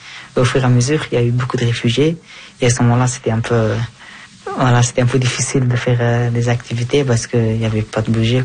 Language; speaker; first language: French; early bilingual, other home language; Persian